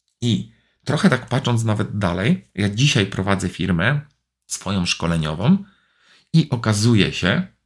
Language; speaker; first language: Polish; native; Polish